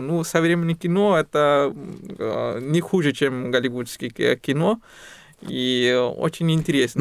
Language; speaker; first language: Russian; non-native, fluent; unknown